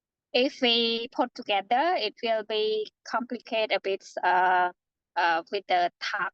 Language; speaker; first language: English; non-native, fluent; Khmer